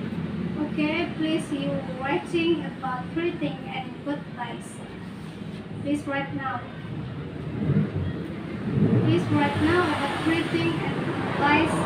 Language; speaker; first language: English; non-native, learner; Indonesian